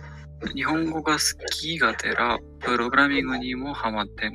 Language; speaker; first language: Japanese; non-native, learner; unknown